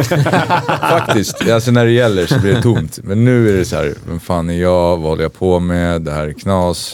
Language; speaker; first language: Swedish; native; Swedish